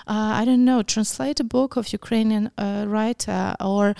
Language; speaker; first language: English; non-native, fluent; Ukrainian